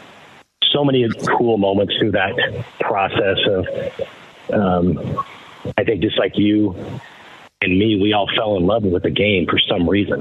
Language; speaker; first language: English; native; English